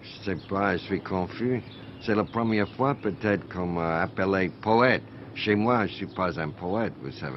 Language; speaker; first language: French; non-native, fluent; English